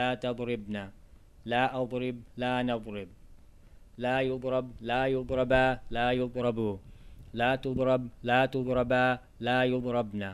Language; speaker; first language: Arabic; non-native, fluent; English